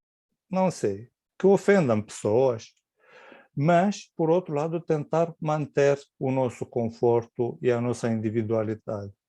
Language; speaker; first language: Portuguese; non-native, fluent; Romanian